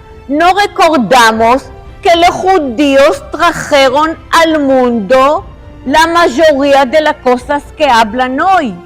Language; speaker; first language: Spanish; non-native, fluent; Hebrew